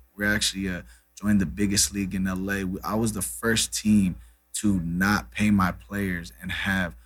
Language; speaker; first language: English; early bilingual, other home language; Portuguese